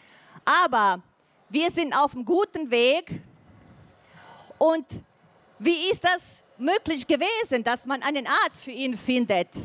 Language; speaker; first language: German; non-native, fluent; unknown